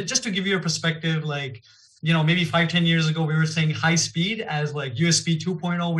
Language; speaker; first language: English; non-native, fluent; Gujarati